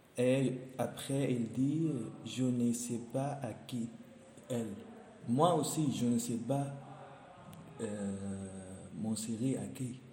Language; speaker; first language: French; non-native, learner; Arabic